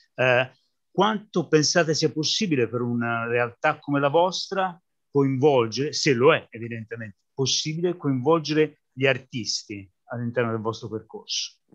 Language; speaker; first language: Italian; native; Italian